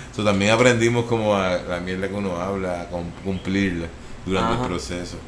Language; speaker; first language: Spanish; native; Spanish